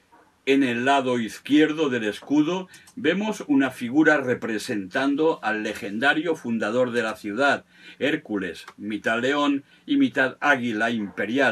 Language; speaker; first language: Spanish; non-native, local second language; Catalan